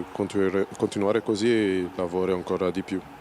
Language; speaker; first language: Italian; non-native, learner; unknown